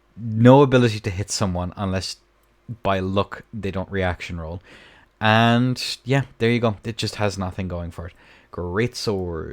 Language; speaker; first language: English; native; English